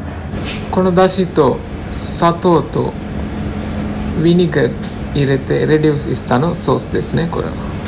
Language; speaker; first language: Japanese; non-native, learner; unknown